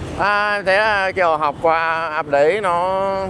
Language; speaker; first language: Vietnamese; non-native, fluent; English